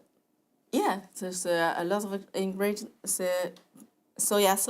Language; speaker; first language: English; non-native, learner; Chinese